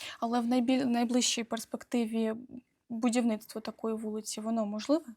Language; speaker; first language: Ukrainian; native; Ukrainian